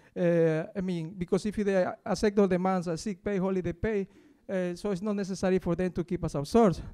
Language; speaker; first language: English; non-native, fluent; Spanish